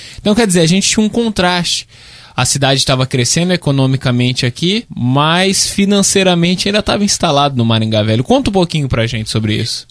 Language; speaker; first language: Portuguese; native; Portuguese